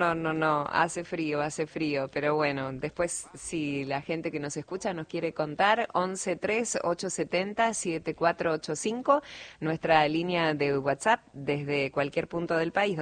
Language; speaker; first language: Spanish; native; Spanish